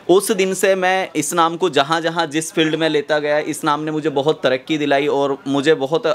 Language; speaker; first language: Hindi; native; Hindi